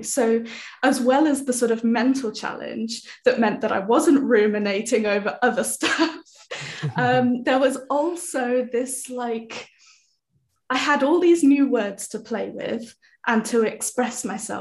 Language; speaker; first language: English; native; English